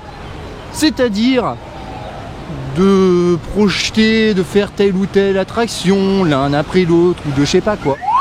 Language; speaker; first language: French; native; French